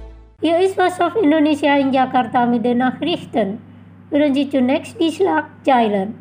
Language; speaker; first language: German; non-native, fluent; Indonesian